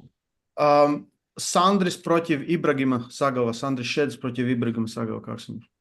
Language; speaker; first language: Russian; non-native, fluent; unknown